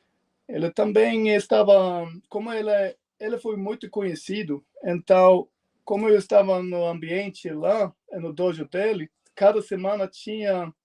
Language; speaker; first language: Portuguese; non-native, fluent; Swedish